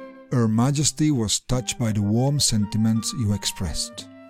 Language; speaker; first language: English; non-native, fluent; Italian